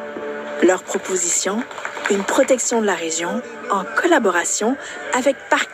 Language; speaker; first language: French; native; French